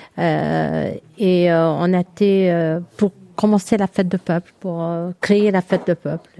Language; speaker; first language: French; non-native, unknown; Arabic